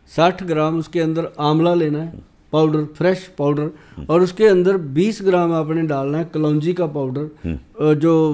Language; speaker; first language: Hindi; native; Hindi